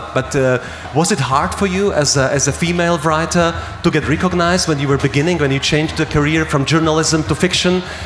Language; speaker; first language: English; non-native, fluent; Slovak